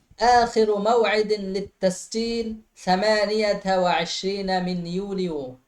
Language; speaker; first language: Arabic; non-native, fluent; Bangla